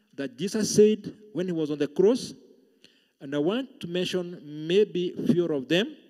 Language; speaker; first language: English; non-native, local second language; Swahili